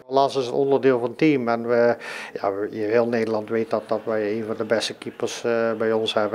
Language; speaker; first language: Dutch; native; Dutch